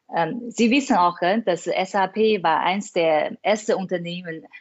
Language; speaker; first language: German; non-native, fluent; Chinese